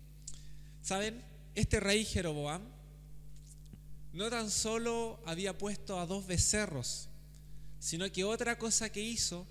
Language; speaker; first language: Spanish; native; Spanish